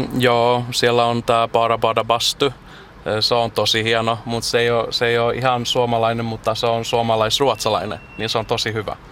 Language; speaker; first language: Finnish; early bilingual, heritage; Finnish